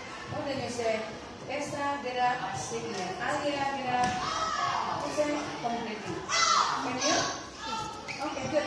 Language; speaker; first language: English; non-native, learner; Indonesian